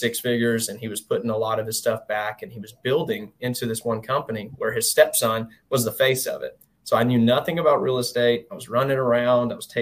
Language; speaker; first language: English; native; English